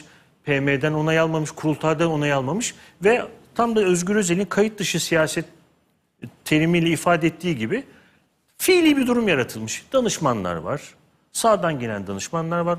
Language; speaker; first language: Turkish; native; Turkish